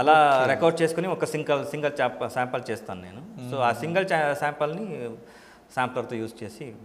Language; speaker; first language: Telugu; non-native, learner; Kannada